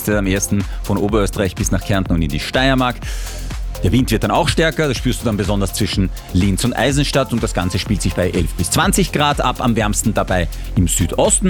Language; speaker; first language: German; native; German